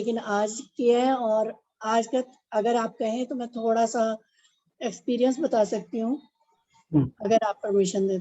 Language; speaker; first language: Hindi; native; Hindi